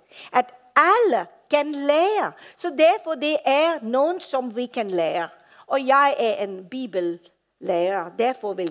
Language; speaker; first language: Danish; non-native, fluent; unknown